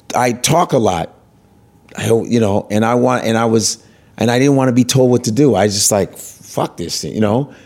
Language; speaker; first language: English; native; English